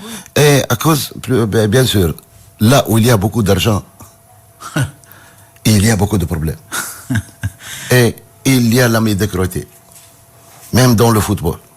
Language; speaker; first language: French; non-native, local second language; Arabic